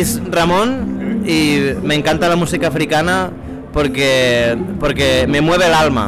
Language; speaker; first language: English; non-native, fluent; Catalan